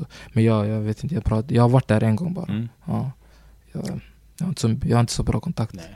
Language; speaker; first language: Swedish; early bilingual, other home language; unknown